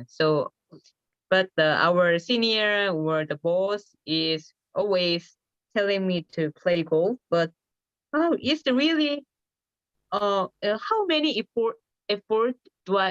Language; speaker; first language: English; non-native, learner; Korean